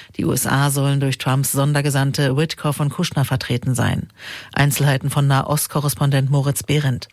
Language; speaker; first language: German; native; German